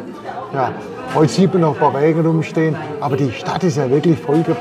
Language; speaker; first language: German; native; German